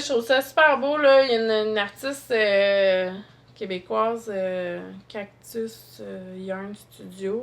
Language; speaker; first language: French; native; French